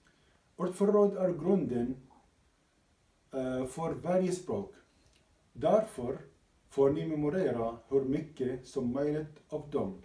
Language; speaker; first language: Swedish; non-native, learner; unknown